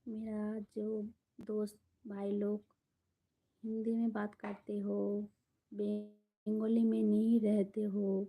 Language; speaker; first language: Hindi; non-native, local second language; Bangla